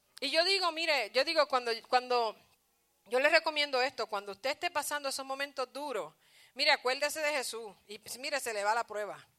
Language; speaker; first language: Spanish; early bilingual, heritage; Spanish